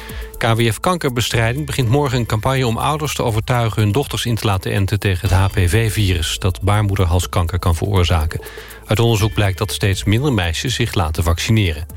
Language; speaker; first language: Dutch; native; Dutch